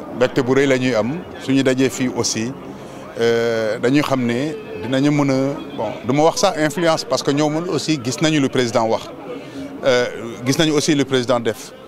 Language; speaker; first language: Wolof; non-native, local second language; Fula